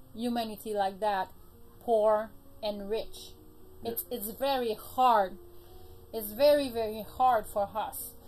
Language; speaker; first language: English; native; English